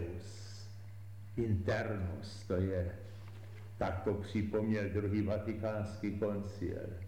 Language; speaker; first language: Czech; native; Czech